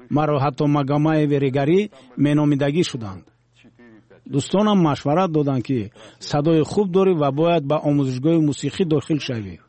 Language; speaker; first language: Tajik; non-native, local second language; Russian